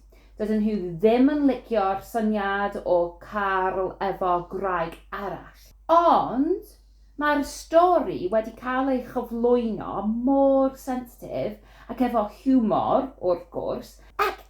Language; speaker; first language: Welsh; non-native, fluent; English